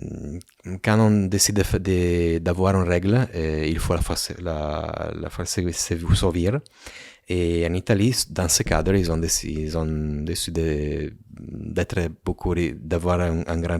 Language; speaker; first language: French; non-native, fluent; Italian